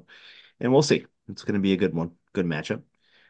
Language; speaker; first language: English; native; English